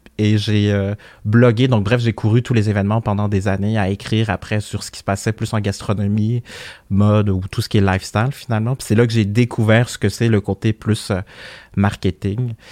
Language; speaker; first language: French; early bilingual, other home language; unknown